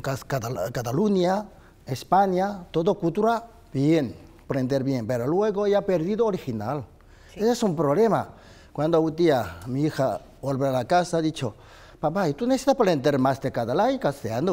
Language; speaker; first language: Spanish; non-native, learner; Chinese